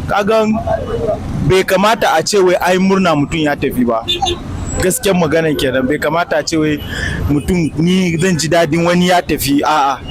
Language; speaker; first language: Hausa; non-native, local second language; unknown